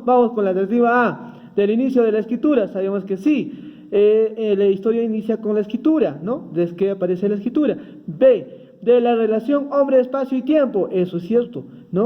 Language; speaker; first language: Spanish; native; Spanish